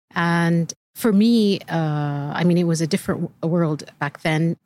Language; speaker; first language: English; early bilingual, other home language; Arabic